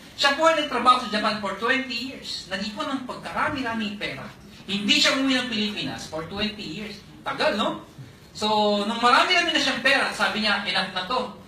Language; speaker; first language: Filipino; non-native, local second language; Hiligaynon